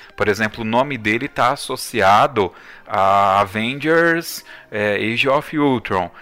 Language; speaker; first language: Portuguese; native; Portuguese